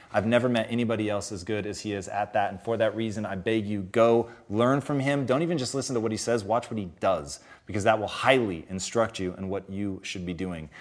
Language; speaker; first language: English; native; English